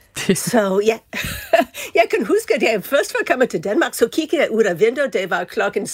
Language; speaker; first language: Danish; non-native, fluent; English